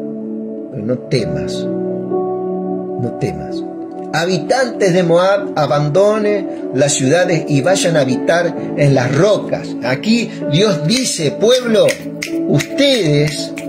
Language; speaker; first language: Spanish; native; Spanish